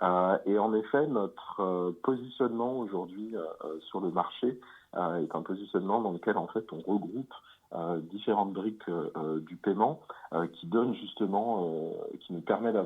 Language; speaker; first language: French; native; French